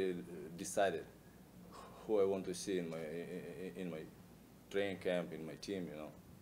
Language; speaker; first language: English; non-native, learner; Russian